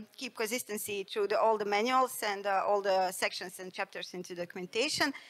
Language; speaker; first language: English; non-native, fluent; Bosnian